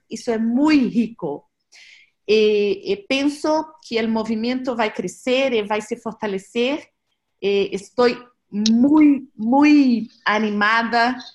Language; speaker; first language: Spanish; non-native, learner; Portuguese